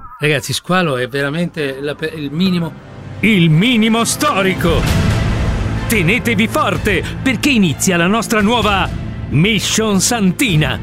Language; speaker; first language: Italian; native; Italian